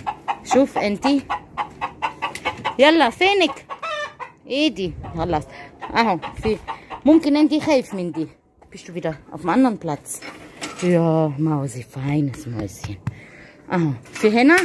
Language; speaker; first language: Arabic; non-native, learner; German